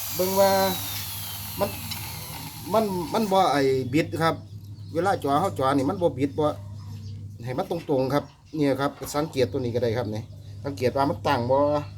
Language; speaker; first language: Thai; native; Thai